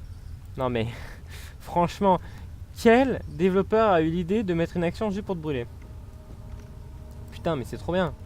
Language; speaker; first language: French; native; French